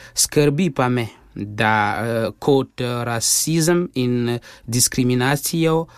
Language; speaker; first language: Slovenian; non-native, fluent; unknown